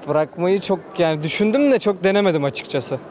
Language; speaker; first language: Turkish; native; Turkish